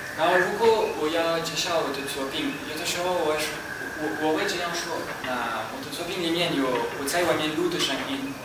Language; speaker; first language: Chinese; non-native, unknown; French